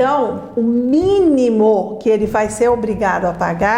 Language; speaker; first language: Portuguese; native; Portuguese